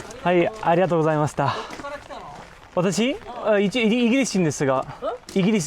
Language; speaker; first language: Japanese; non-native, fluent; English